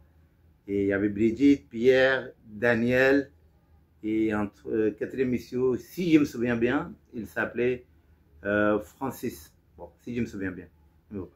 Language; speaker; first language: French; non-native, fluent; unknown